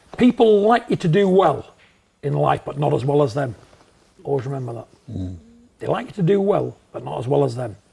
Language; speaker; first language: English; native; English